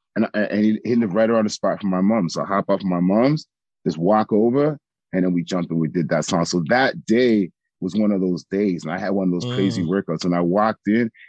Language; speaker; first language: English; native; English